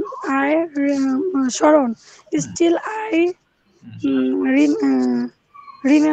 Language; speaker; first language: English; non-native, learner; Bangla